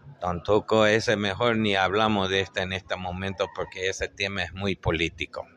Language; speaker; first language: Spanish; non-native, fluent; English